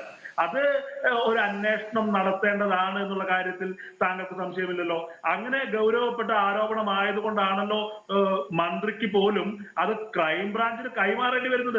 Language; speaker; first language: Malayalam; native; Malayalam